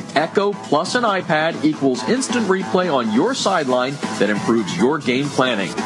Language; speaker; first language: English; native; English